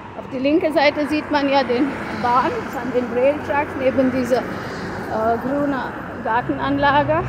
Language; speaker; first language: German; non-native, fluent; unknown